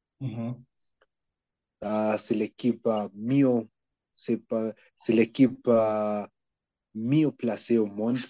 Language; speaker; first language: French; non-native, learner; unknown